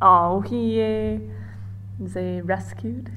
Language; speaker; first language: Arabic; non-native, learner; English